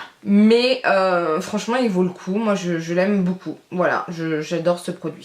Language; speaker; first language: French; native; French